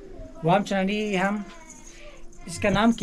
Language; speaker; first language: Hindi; non-native, learner; Persian